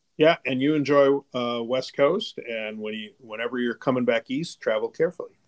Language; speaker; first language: English; native; English